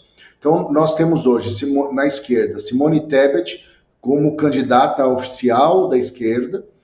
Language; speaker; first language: Portuguese; native; Portuguese